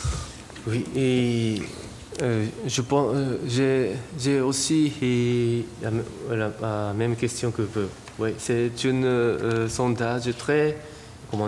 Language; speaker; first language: French; non-native, fluent; Japanese